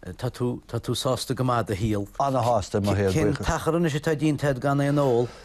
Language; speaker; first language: Irish; native; Irish